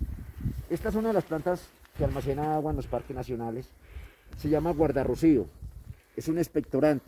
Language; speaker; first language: Spanish; native; Spanish